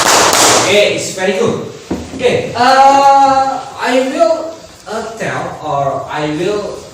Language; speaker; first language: English; non-native, learner; Indonesian